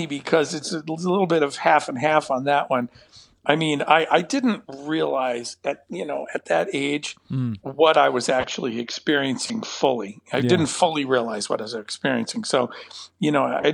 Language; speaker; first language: English; native; English